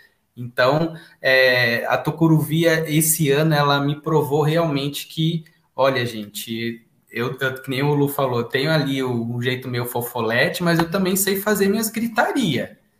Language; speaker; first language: Portuguese; native; Portuguese